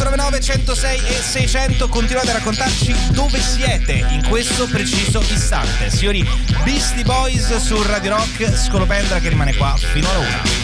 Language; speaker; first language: Italian; native; Italian